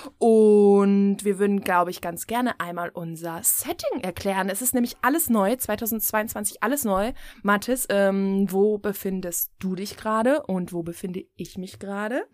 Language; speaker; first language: German; native; German